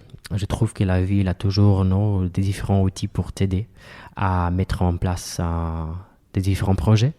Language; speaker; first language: French; non-native, fluent; Spanish